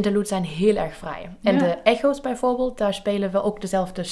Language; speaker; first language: Dutch; native; Dutch